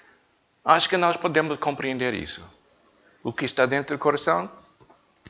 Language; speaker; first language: Portuguese; non-native, learner; English